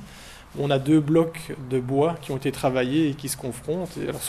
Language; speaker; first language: French; native; French